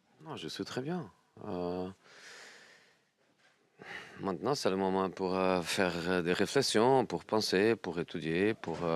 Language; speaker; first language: French; non-native, learner; Portuguese